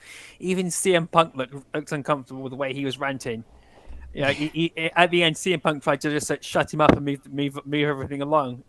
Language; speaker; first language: English; native; English